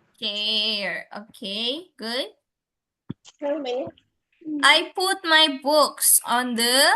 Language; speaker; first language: English; non-native, local second language; Indonesian